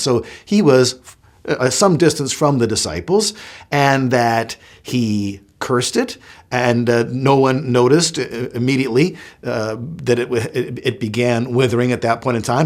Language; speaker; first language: English; native; English